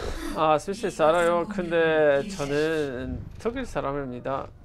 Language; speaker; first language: Korean; non-native, learner; German